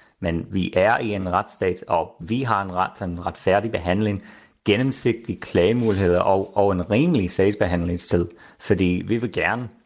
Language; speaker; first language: Danish; non-native, fluent; English